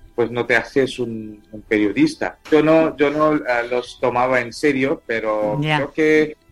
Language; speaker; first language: Spanish; non-native, fluent; Tamil